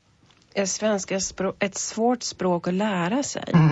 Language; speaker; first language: Swedish; non-native, fluent; Polish